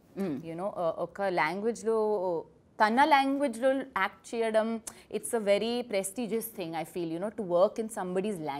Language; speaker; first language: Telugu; non-native, fluent; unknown